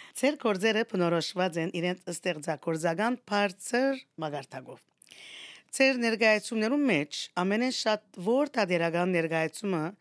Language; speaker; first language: Armenian; early bilingual, heritage; Armenian